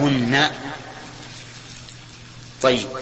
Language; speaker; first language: Arabic; native; Arabic